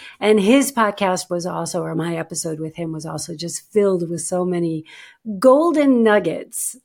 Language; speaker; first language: English; native; English